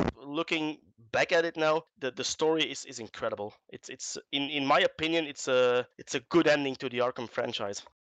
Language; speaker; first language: English; non-native, fluent; Dutch